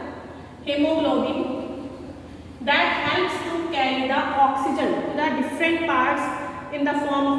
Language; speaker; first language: English; non-native, local second language; Hindi